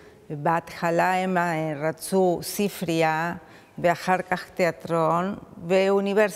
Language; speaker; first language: Hebrew; non-native, fluent; Spanish